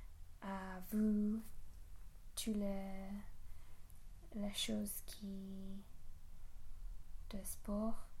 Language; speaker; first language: French; non-native, learner; English